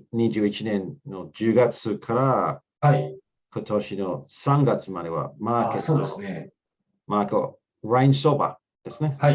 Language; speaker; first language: Japanese; non-native, learner; English